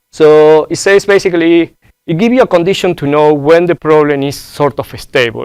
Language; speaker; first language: English; non-native, fluent; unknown